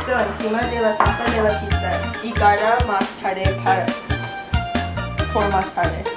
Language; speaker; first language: Spanish; non-native, learner; English